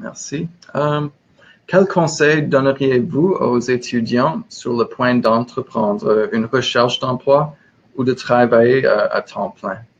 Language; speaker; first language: French; non-native, learner; English